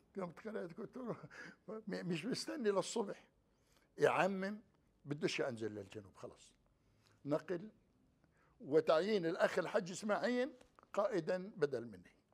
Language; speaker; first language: Arabic; native; Arabic